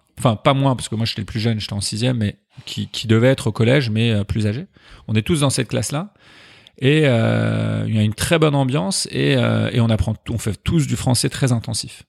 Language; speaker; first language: French; early bilingual, other home language; Persian